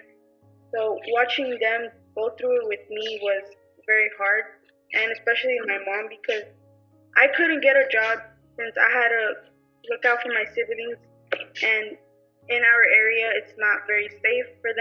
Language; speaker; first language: English; early bilingual, other home language; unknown